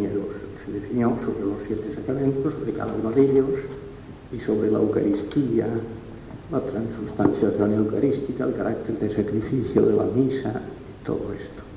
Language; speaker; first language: Spanish; non-native, local second language; Catalan